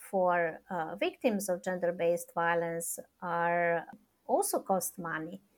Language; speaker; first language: English; non-native, fluent; Serbian